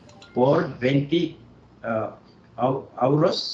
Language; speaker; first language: Spanish; non-native, learner; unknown